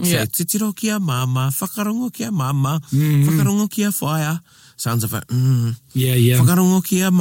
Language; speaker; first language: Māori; non-native, local second language; English